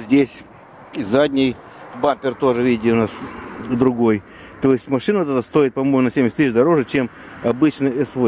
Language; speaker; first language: Russian; native; Russian